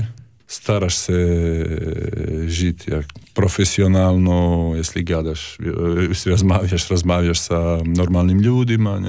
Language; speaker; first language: Polish; non-native, learner; Croatian